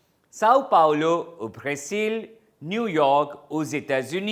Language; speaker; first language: French; non-native, fluent; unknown